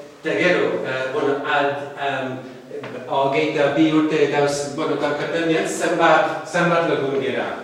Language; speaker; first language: Basque; non-native, fluent; Welsh